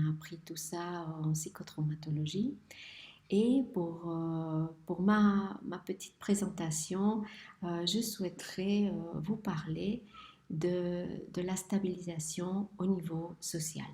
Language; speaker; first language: French; non-native, fluent; Spanish